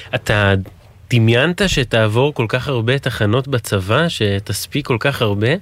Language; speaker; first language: Hebrew; native; Hebrew